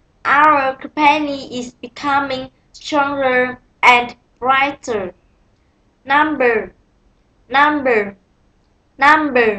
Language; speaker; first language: English; non-native, learner; Vietnamese